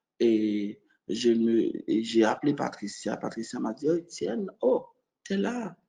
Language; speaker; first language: French; non-native, local second language; Haitian Creole